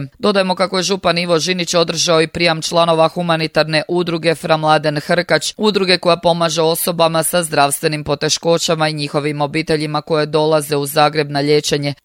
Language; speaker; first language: Croatian; native; Croatian